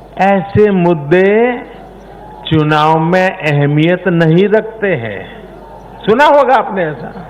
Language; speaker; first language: Hindi; non-native, local second language; Gujarati